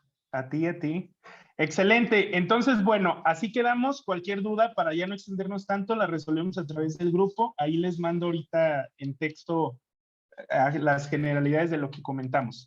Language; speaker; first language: Spanish; native; Spanish